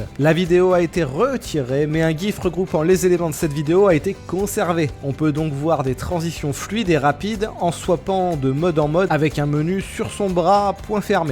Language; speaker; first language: French; native; French